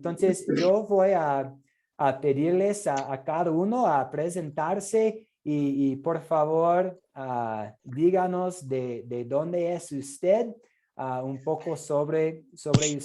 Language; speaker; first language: Spanish; non-native, fluent; English